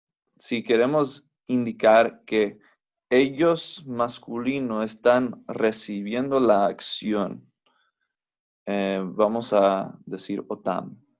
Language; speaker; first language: Spanish; non-native, fluent; English